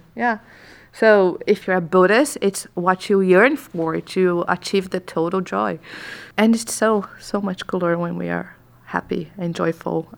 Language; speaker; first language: English; non-native, fluent; Portuguese